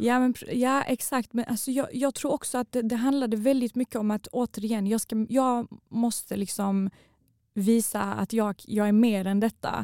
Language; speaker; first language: Swedish; early bilingual, other home language; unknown